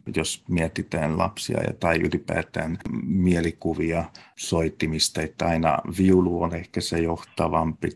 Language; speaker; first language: Finnish; native; Finnish